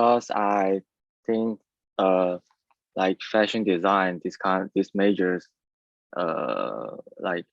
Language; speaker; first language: English; non-native, learner; Chinese